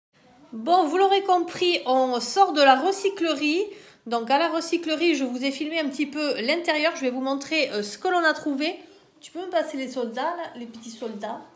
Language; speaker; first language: French; native; French